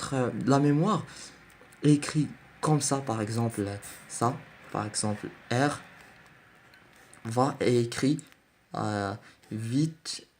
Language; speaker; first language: French; non-native, learner; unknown